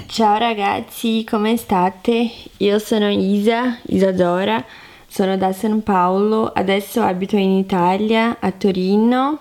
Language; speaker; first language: Italian; non-native, fluent; Portuguese